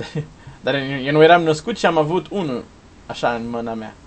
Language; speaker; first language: Romanian; non-native, learner; Portuguese